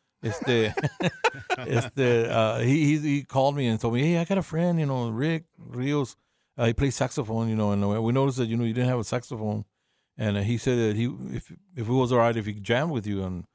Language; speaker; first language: English; early bilingual, other home language; Spanish